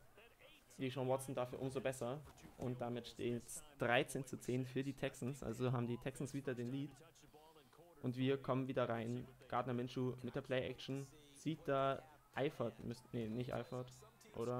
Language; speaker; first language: German; native; German